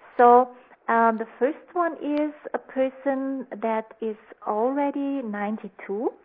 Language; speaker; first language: English; non-native, fluent; German